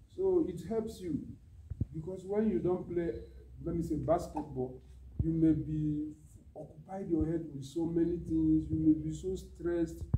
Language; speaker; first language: English; non-native, local second language; Igbo